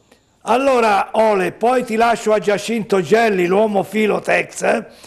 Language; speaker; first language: Italian; native; Italian